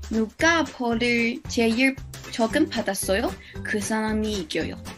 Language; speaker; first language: Korean; non-native, learner; English